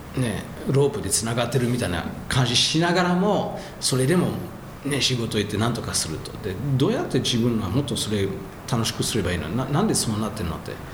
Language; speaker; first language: Japanese; non-native, fluent; French